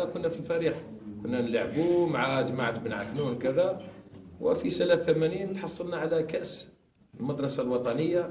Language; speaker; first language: Arabic; native; Arabic